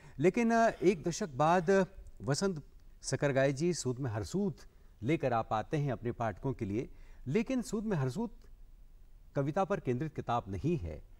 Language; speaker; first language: Hindi; native; Hindi